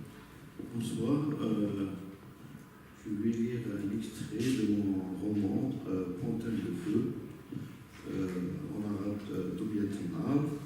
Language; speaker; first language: French; non-native, local second language; Arabic